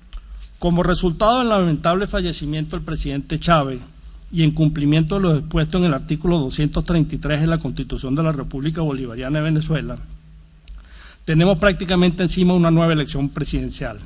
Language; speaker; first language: Spanish; native; Spanish